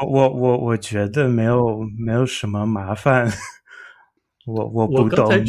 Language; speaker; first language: Chinese; non-native, learner; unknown